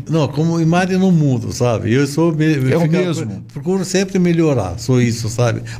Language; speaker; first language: Portuguese; non-native, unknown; Arabic